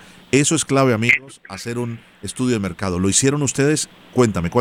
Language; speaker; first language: Spanish; native; Spanish